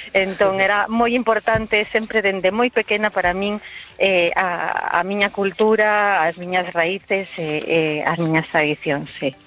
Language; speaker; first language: Galician; early bilingual, heritage; Galician